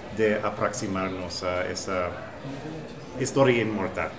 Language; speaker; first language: Spanish; non-native, fluent; English